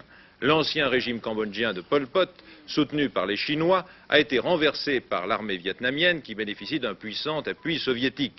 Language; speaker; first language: French; native; French